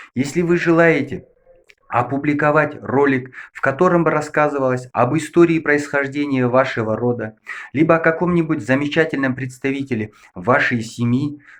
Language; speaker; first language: Russian; non-native, local second language; Kazakh